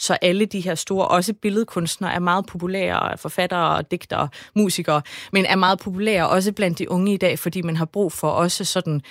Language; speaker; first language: Danish; native; Danish